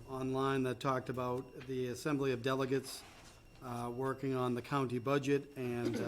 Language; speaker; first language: English; native; English